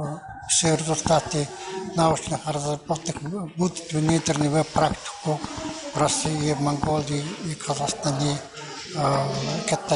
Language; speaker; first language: Russian; non-native, learner; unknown